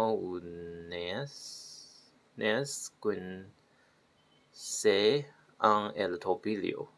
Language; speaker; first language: Spanish; non-native, learner; Chinese